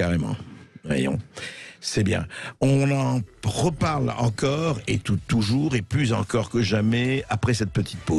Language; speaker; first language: French; native; French